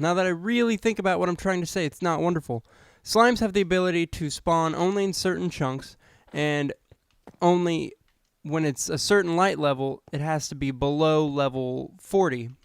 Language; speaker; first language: English; native; English